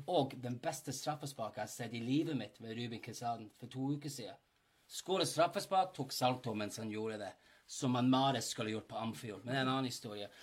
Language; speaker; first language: Norwegian; non-native, fluent; English